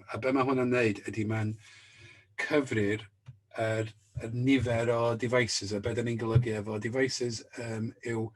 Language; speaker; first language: Welsh; native; Welsh